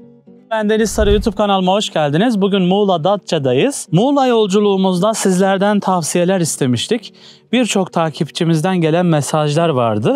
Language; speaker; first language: Turkish; native; Turkish